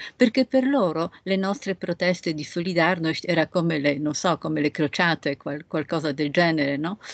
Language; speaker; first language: Italian; non-native, fluent; Polish